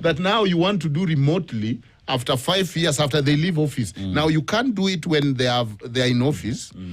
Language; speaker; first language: English; non-native, local second language; Luo (Kenya and Tanzania)